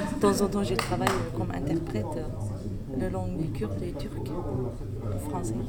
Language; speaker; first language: French; non-native, learner; Kurdish